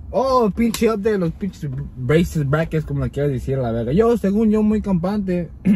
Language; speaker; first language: Spanish; early bilingual, heritage; Spanish